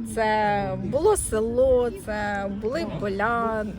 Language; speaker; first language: Ukrainian; native; Ukrainian